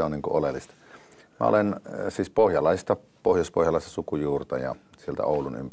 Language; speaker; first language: Finnish; native; Finnish